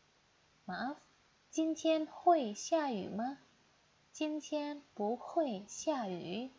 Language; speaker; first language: Chinese; non-native, fluent; Indonesian